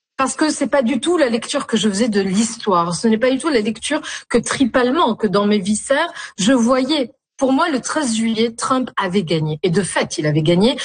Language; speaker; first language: French; non-native, local second language; Arabic